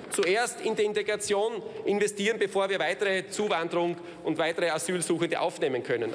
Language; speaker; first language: German; native; German